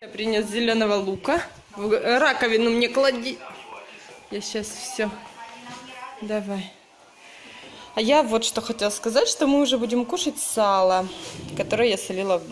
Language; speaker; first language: Russian; native; Russian